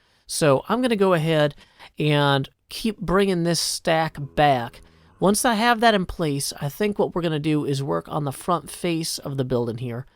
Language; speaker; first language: English; native; English